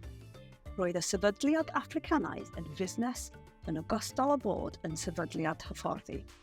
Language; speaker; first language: Welsh; native; Welsh